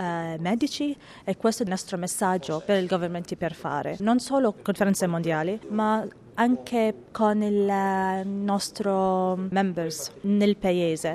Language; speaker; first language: Italian; non-native, learner; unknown